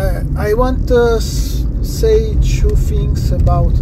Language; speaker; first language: English; non-native, learner; Italian